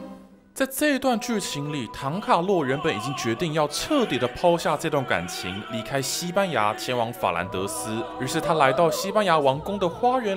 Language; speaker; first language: Chinese; native; Chinese